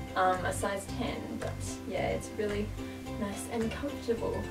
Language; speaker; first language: English; native; English